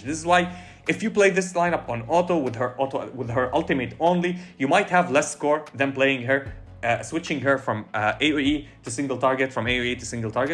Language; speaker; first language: English; non-native, fluent; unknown